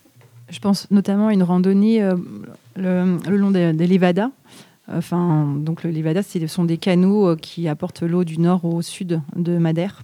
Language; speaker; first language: French; native; French